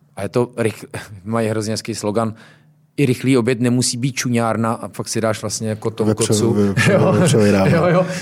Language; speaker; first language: Czech; native; Czech